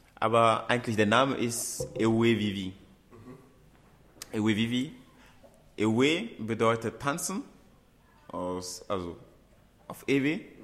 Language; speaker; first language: German; non-native, fluent; Ewe